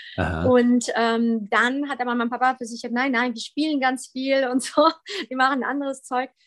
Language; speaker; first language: German; early bilingual, other home language; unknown